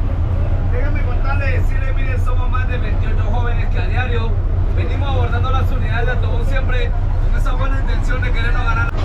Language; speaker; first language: Spanish; native; Spanish